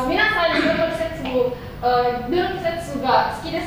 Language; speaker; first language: Japanese; non-native, learner; Indonesian